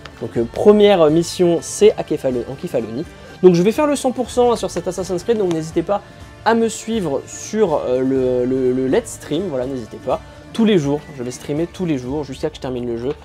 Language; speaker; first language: French; native; French